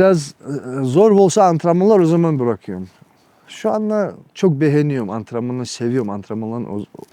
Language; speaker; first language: Turkish; non-native, learner; Kumyk